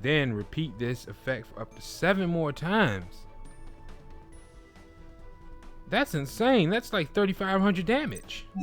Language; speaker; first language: English; native; English